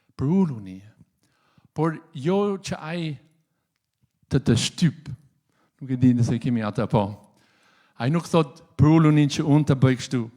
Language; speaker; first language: Albanian; non-native, fluent; English